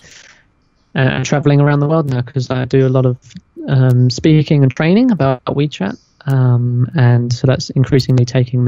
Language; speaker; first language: English; native; English